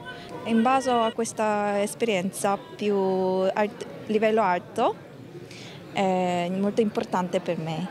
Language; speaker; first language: Italian; non-native, learner; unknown